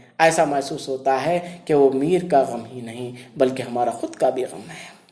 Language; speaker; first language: Urdu; native; Urdu